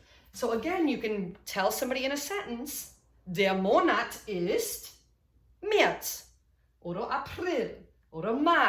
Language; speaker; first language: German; non-native, fluent; English